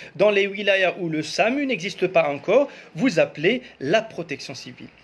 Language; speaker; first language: French; non-native, local second language; Arabic